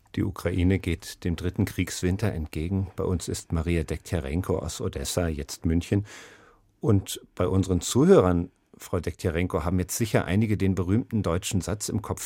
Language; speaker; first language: German; native; German